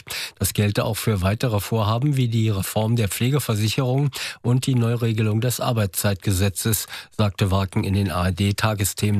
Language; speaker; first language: German; native; German